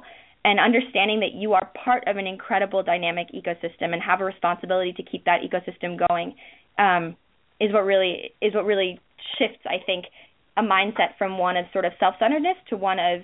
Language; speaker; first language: English; native; English